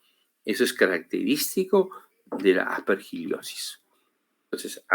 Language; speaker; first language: Spanish; native; Spanish